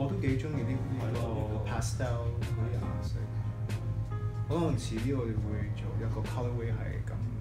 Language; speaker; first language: Cantonese; early bilingual, heritage; English